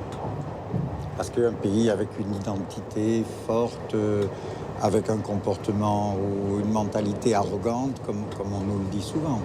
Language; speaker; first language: French; native; French